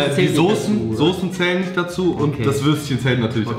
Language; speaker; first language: German; native; German